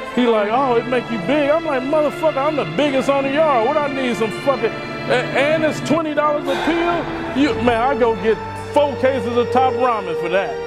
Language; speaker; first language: English; native; English